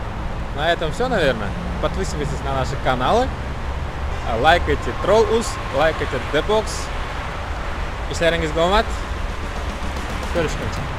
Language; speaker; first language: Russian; non-native, local second language; Uzbek